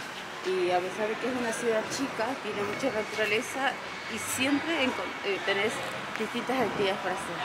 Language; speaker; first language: Spanish; native; Spanish